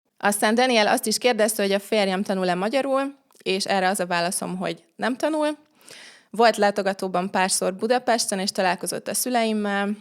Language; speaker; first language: Hungarian; native; Hungarian